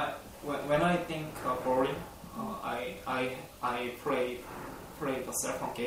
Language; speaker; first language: English; non-native, learner; Korean